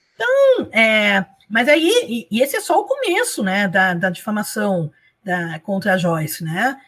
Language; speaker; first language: Portuguese; early bilingual, other home language; Spanish